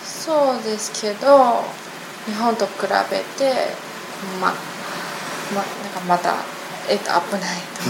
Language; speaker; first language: Japanese; non-native, learner; Chinese